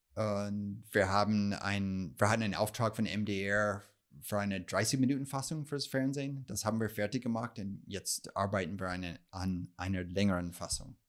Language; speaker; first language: German; non-native, fluent; English